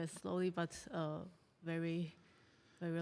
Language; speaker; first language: English; non-native, learner; Chinese